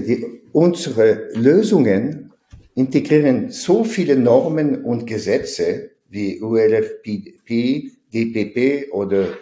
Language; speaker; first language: German; non-native, fluent; French